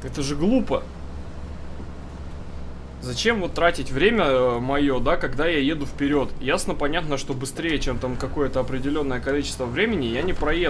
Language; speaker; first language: Russian; native; Russian